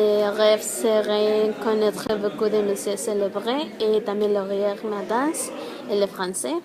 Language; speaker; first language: French; non-native, learner; Spanish